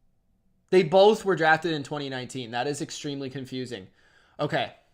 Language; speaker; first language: English; native; English